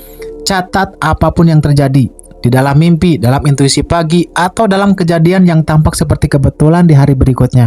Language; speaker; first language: Indonesian; native; Indonesian